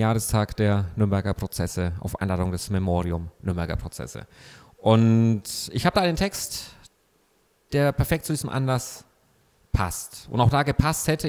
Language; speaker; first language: German; native; German